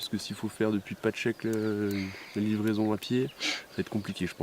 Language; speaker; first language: French; native; French